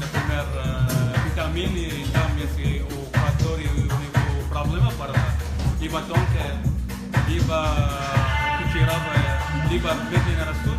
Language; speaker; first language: Russian; non-native, local second language; Georgian